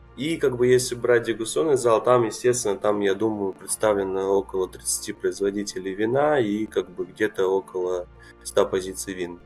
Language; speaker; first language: Russian; early bilingual, other home language; Romanian